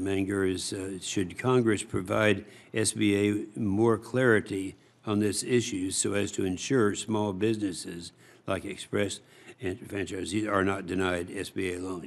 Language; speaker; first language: English; native; English